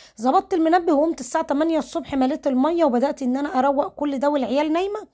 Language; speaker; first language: Arabic; native; Arabic